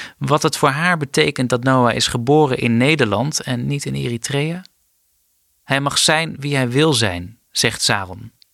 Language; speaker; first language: Dutch; native; Dutch